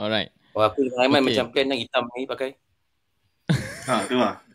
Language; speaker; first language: Malay; native; Malay